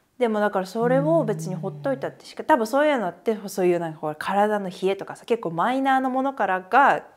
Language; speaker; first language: Japanese; native; Japanese